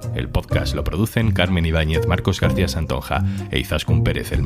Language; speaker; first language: Spanish; native; Spanish